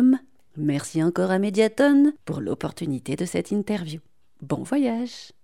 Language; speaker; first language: French; native; French